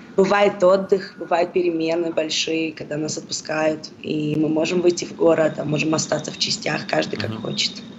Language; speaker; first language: Russian; early bilingual, heritage; Russian